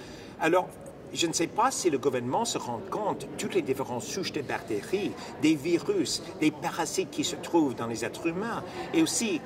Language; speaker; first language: French; non-native, fluent; English